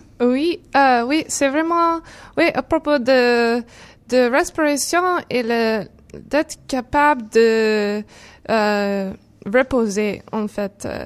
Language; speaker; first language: French; non-native, learner; English